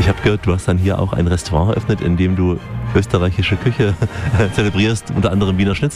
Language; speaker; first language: German; native; German